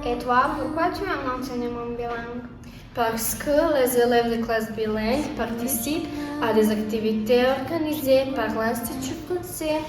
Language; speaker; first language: French; non-native, learner; Serbian